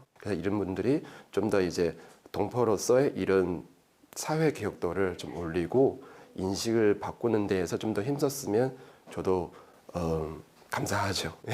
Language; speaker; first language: Korean; early bilingual, heritage; Korean